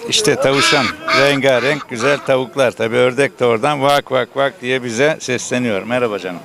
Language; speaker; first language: Turkish; native; Turkish